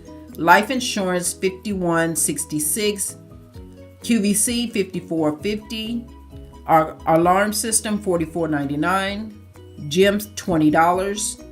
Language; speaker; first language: English; native; English